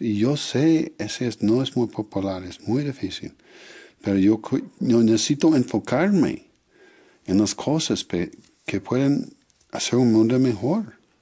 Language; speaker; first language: Spanish; non-native, learner; English